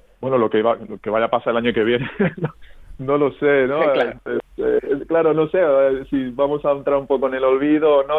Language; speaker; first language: Spanish; native; Spanish